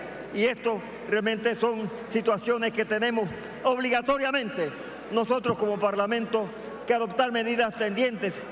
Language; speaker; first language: Spanish; native; Spanish